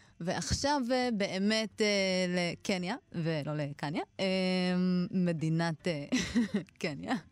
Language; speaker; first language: Hebrew; native; Hebrew